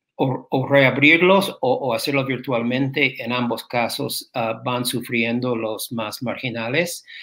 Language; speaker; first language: Spanish; non-native, fluent; English